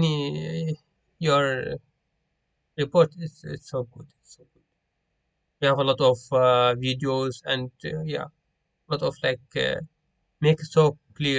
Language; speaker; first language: English; non-native, learner; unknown